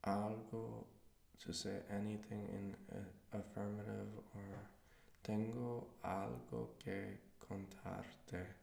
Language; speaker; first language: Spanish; non-native, learner; English